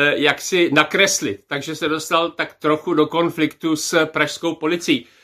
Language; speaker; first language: Czech; native; Czech